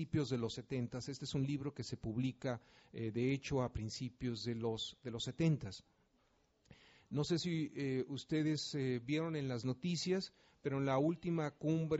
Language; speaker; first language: Spanish; native; Spanish